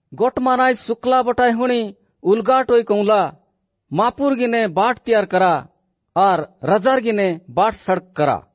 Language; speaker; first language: Odia; non-native, local second language; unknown